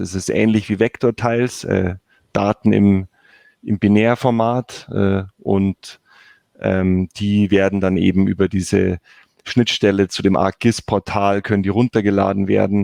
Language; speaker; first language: German; native; German